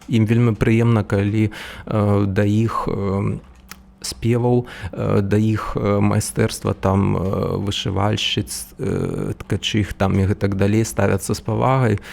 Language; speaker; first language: Belarusian; non-native, local second language; Russian